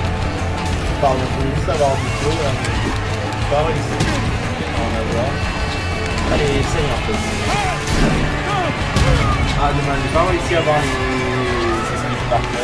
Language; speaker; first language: French; native; French